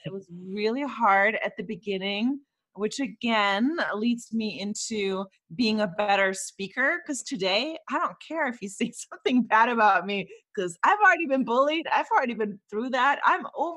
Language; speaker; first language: English; non-native, fluent; German